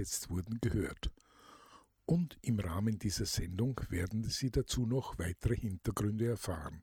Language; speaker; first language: German; native; German